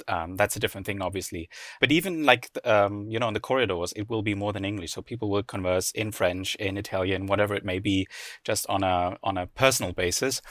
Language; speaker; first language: English; non-native, fluent; German